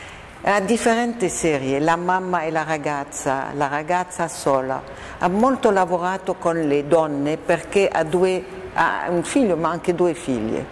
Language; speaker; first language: Italian; non-native, fluent; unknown